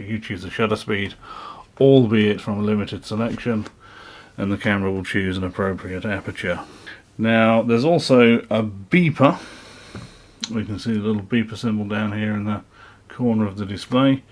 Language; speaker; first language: English; native; English